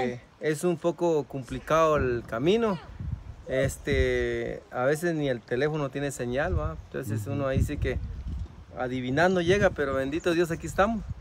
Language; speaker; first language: Spanish; native; Spanish